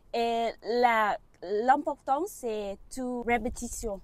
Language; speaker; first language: French; non-native, learner; Vietnamese